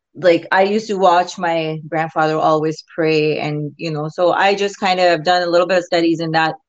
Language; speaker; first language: English; non-native, local second language; Urdu